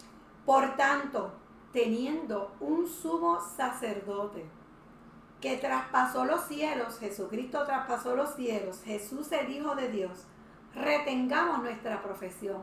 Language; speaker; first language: Spanish; native; Spanish